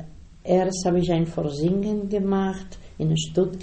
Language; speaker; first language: German; non-native, learner; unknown